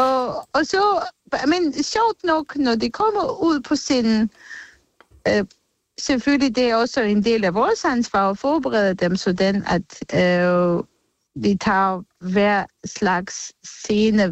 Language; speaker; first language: Danish; non-native, fluent; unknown